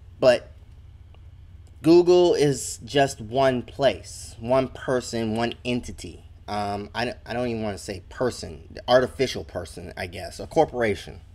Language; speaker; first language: English; native; English